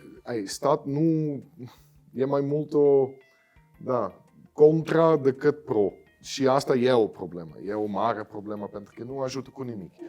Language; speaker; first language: Romanian; non-native, fluent; Dutch